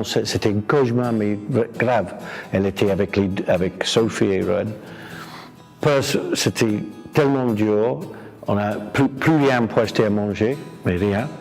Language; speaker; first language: French; non-native, fluent; English